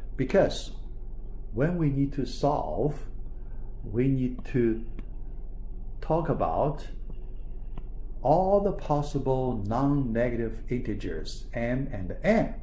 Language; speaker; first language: English; non-native, fluent; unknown